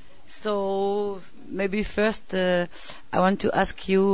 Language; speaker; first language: English; non-native, learner; French